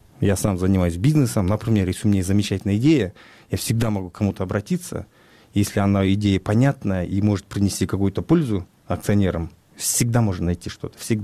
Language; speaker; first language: Russian; non-native, local second language; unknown